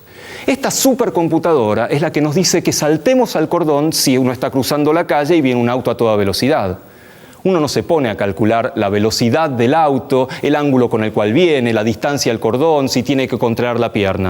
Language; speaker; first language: Spanish; native; Spanish